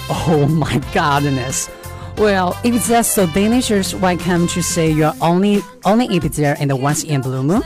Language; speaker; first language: English; non-native, learner; Chinese